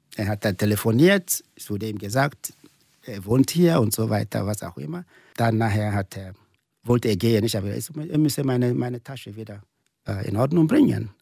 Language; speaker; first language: German; non-native, fluent; Igbo